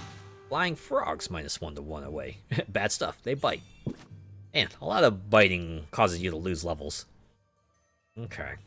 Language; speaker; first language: English; native; English